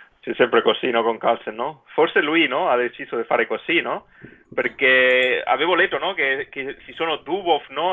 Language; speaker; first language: Italian; non-native, fluent; Spanish